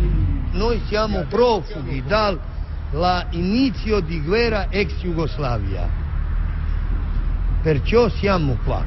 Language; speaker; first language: Italian; non-native, learner; Serbian